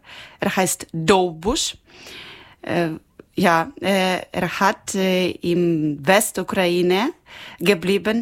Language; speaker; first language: German; non-native, learner; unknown